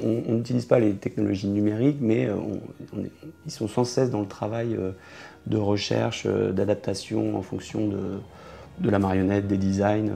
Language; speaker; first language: French; native; French